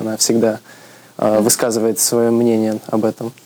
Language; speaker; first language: Russian; early bilingual, heritage; Russian